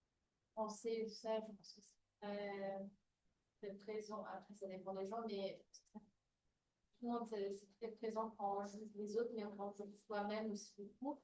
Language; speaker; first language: French; non-native, fluent; Spanish